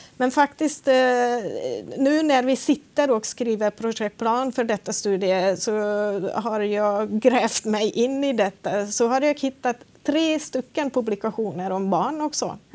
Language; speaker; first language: Swedish; non-native, fluent; Hungarian